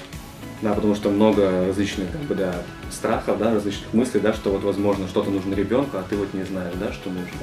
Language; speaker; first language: Russian; native; Russian